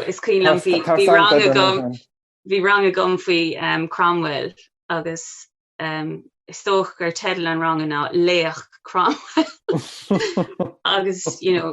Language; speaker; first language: Irish; non-native, local second language; English